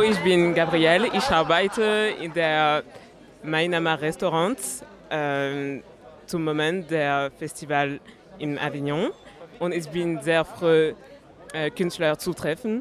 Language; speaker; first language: German; non-native, learner; French